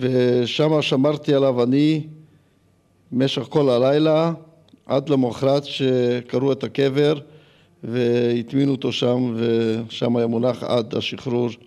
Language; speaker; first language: Hebrew; early bilingual, other home language; Hungarian